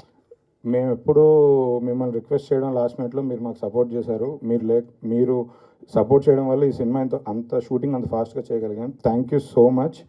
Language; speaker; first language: Telugu; native; Telugu